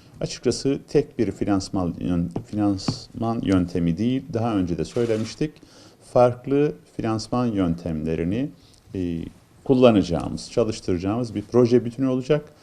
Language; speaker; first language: Turkish; native; Turkish